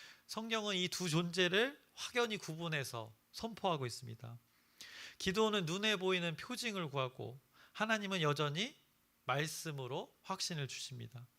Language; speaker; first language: Korean; native; Korean